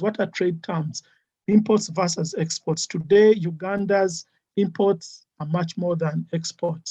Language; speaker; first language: English; non-native, local second language; Ganda